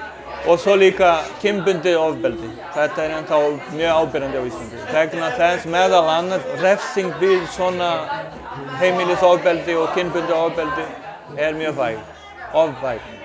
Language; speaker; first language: Icelandic; non-native, fluent; Portuguese